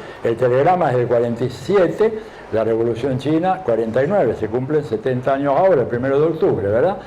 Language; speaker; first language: Spanish; native; Spanish